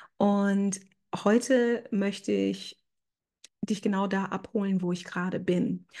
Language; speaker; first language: German; native; German